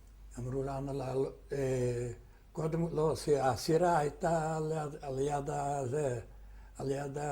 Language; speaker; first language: Hebrew; non-native, fluent; Yiddish